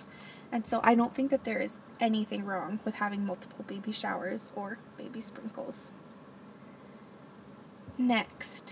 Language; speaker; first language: English; native; English